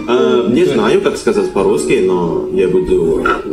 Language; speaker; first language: Russian; non-native, learner; Indonesian